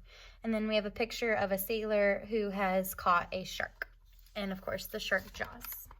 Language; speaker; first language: English; native; English